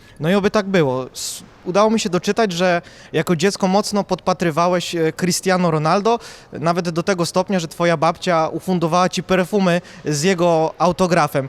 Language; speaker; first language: Polish; native; Polish